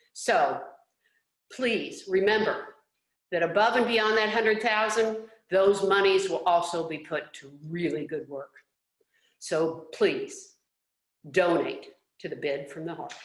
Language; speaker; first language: English; native; English